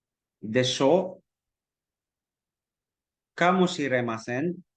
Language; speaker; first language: Japanese; non-native, fluent; Cebuano